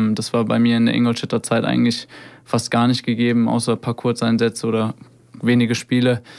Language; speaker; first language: German; native; German